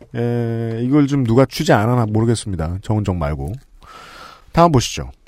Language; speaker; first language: Korean; native; Korean